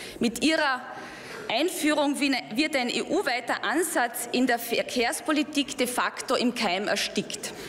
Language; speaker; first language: German; non-native, local second language; Slovenian